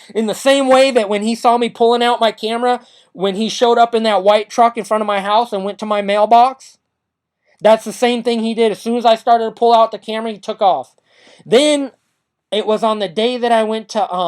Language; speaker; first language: English; native; English